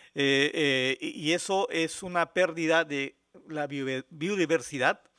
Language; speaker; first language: Spanish; native; Spanish